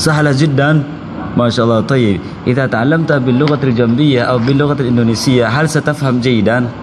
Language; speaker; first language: Arabic; non-native, fluent; Indonesian